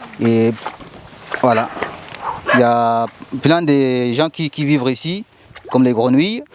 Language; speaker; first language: French; non-native, learner; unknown